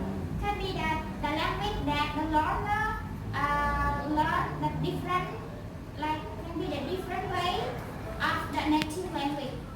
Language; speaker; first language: English; non-native, learner; Khmer